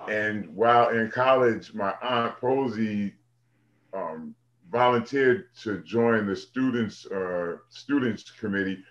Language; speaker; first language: English; native; English